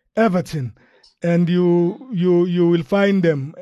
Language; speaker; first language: English; non-native, local second language; Zulu